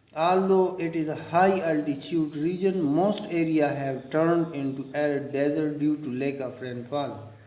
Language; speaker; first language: English; non-native, local second language; Urdu